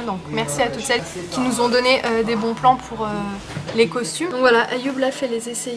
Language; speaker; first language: French; native; French